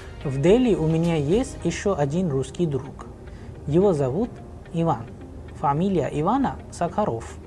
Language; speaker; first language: Russian; non-native, fluent; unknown